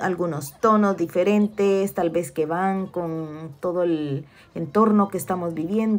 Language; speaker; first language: Spanish; native; Spanish